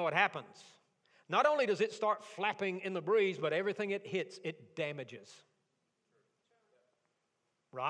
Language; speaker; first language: English; native; English